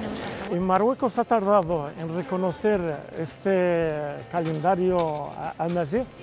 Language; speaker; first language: Spanish; non-native, fluent; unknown